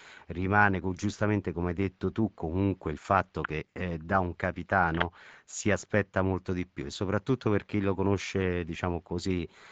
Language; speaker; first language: Italian; native; Italian